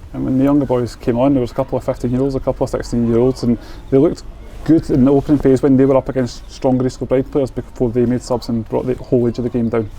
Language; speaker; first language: English; native; English